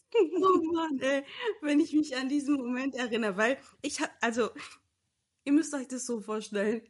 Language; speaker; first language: German; early bilingual, other home language; Turkish